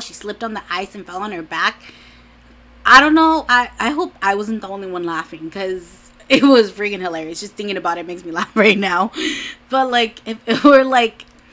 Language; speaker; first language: English; early bilingual, other home language; Spanish